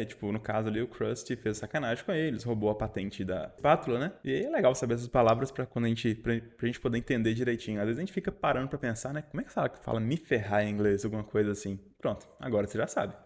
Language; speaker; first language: Portuguese; native; Portuguese